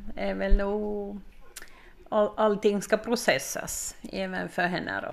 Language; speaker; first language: Swedish; native; Swedish